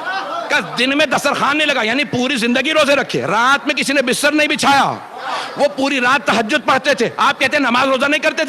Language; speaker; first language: Urdu; native; Urdu